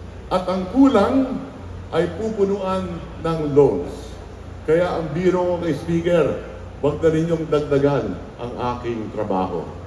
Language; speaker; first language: Filipino; native; Filipino